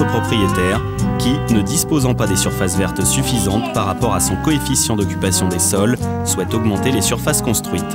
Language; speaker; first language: French; native; French